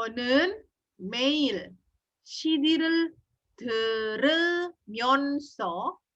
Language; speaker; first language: Korean; non-native, fluent; Indonesian